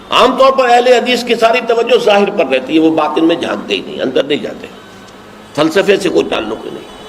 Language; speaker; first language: Urdu; native; Urdu